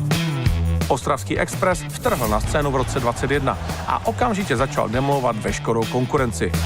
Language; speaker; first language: Czech; native; Czech